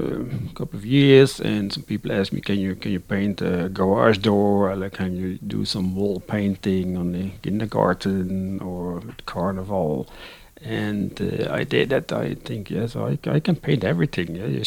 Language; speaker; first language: English; non-native, learner; Dutch